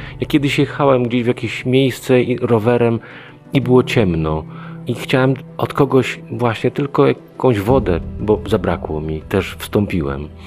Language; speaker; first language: Polish; native; Polish